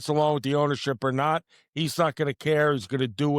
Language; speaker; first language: English; native; English